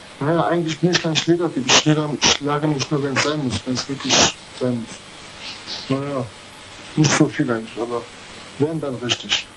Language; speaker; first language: German; early bilingual, other home language; Turkish